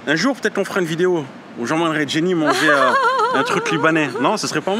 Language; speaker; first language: French; native; French